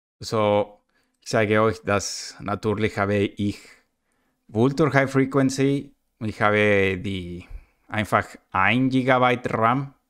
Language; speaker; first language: German; non-native, learner; Spanish